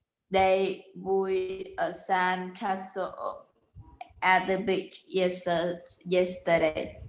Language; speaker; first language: English; non-native, learner; Vietnamese